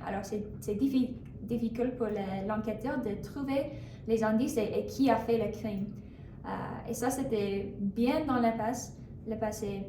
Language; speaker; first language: French; non-native, learner; English